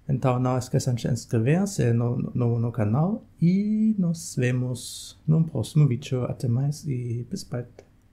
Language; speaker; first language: Portuguese; non-native, fluent; German